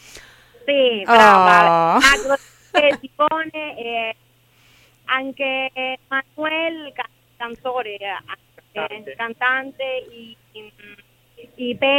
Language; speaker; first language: Italian; non-native, learner; Spanish